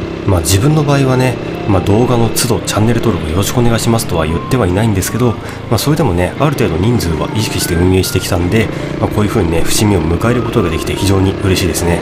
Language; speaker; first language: Japanese; native; Japanese